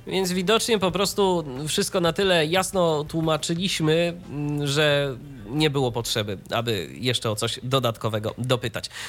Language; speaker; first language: Polish; native; Polish